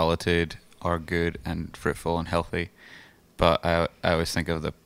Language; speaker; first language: English; native; English